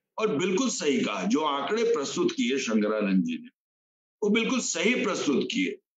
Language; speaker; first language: Hindi; non-native, local second language; Bhojpuri